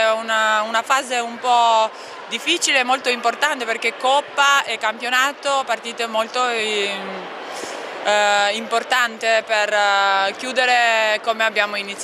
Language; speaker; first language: Italian; non-native, fluent; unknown